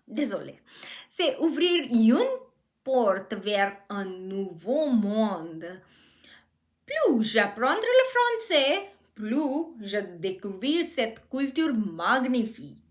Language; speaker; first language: French; non-native, learner; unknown